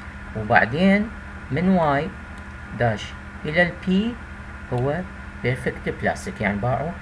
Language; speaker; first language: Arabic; native; Arabic